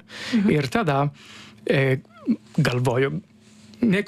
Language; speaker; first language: Lithuanian; non-native, learner; Italian